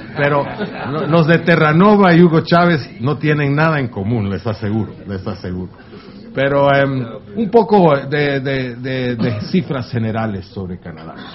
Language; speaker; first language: Spanish; non-native, fluent; French